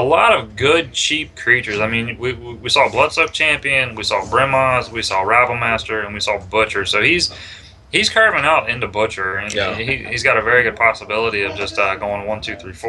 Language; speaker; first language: English; native; English